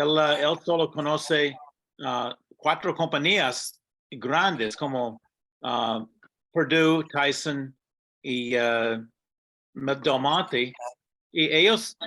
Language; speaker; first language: Spanish; non-native, fluent; English